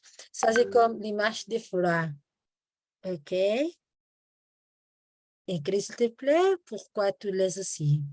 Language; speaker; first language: French; non-native, fluent; Spanish